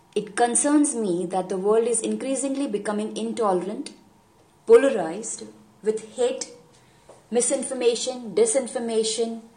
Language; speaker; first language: English; non-native, local second language; Hindi